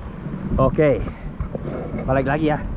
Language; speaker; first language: Indonesian; non-native, fluent; English